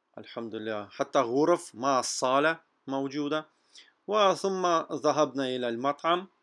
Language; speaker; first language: Arabic; non-native, fluent; Russian